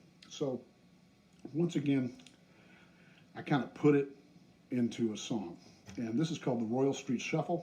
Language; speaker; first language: English; native; English